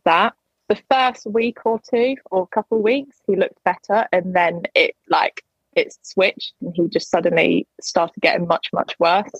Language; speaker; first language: English; native; English